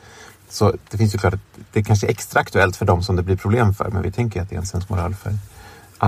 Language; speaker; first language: Swedish; native; Swedish